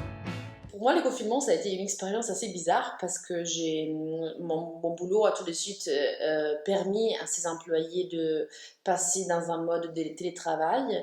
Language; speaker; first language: French; non-native, fluent; German